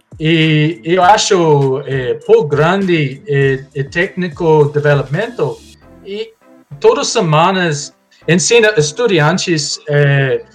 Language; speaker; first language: Portuguese; non-native, learner; English